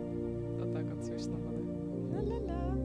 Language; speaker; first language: Polish; non-native, fluent; Ukrainian